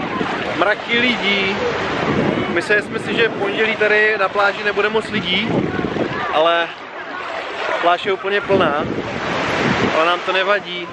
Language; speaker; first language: Czech; native; Czech